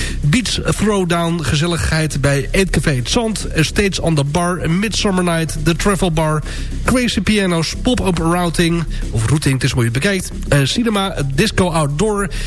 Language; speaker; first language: Dutch; native; Dutch